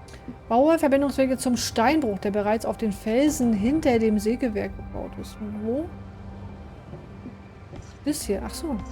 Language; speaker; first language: German; native; German